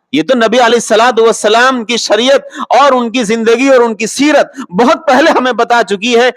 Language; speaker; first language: Urdu; native; Urdu